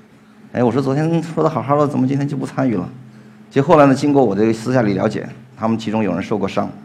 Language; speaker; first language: Chinese; native; Chinese